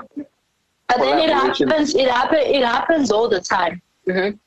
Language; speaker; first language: English; non-native, local second language; North Ndebele